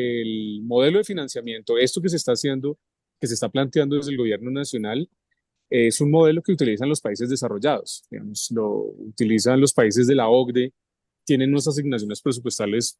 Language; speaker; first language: Spanish; native; Spanish